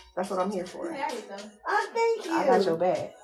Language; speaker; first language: English; native; English